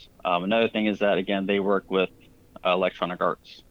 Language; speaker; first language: English; native; English